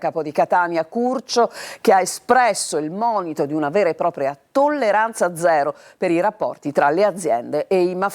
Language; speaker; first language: Italian; native; Italian